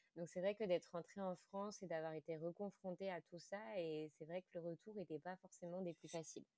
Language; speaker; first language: French; native; French